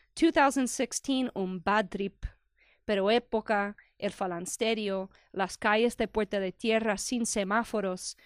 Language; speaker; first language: English; early bilingual, other home language; Spanish